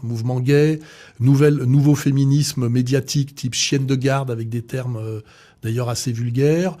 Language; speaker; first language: French; native; French